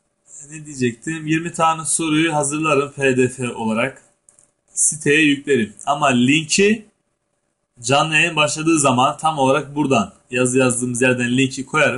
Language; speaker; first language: Turkish; native; Turkish